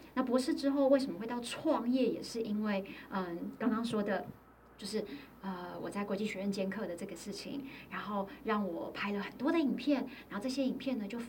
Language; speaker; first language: Chinese; native; Chinese